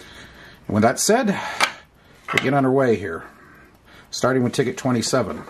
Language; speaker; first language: English; native; English